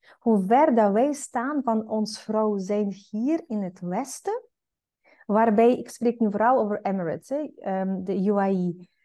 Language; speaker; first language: Dutch; non-native, fluent; Russian